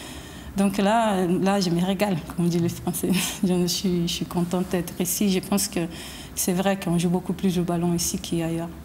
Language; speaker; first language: French; non-native, fluent; Portuguese